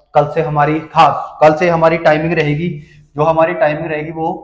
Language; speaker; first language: Hindi; native; Hindi